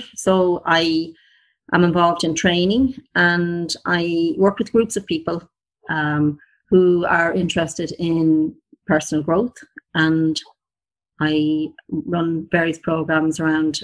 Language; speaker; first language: English; native; English